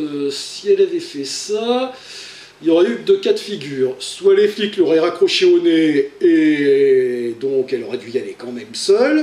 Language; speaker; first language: French; native; French